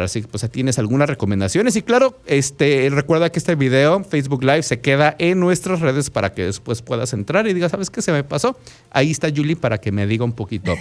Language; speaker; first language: Spanish; native; Spanish